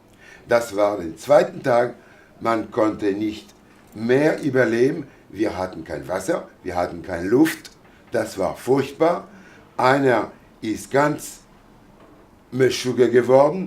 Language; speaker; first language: German; non-native, fluent; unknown